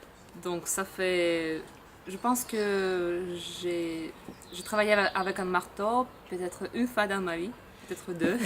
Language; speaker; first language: French; non-native, fluent; Russian